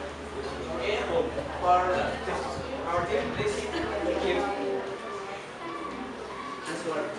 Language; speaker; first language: English; non-native, learner; Indonesian